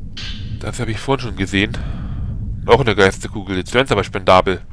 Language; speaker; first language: German; native; German